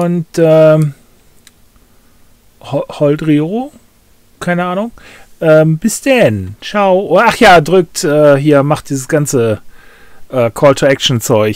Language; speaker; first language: German; native; German